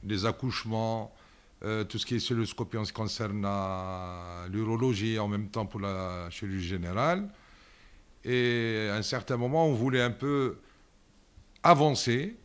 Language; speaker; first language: French; non-native, local second language; Arabic